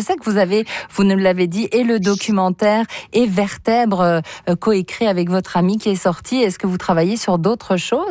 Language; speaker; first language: French; native; French